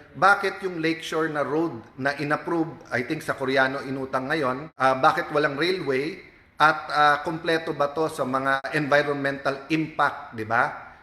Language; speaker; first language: Filipino; native; Filipino